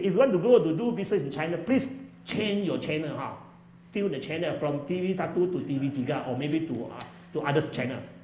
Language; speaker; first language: English; non-native, local second language; Chinese